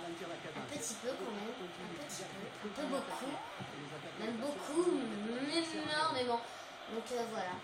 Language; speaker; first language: French; native; French